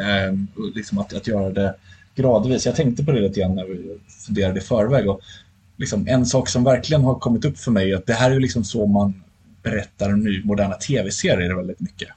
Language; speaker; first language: Swedish; native; Swedish